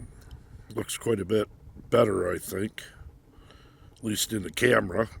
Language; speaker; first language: English; native; English